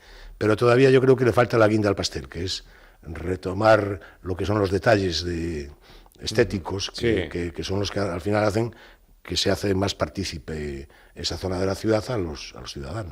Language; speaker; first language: Spanish; native; Spanish